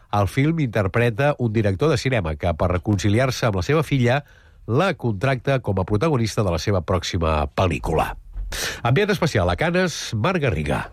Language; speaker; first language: Catalan; native; Catalan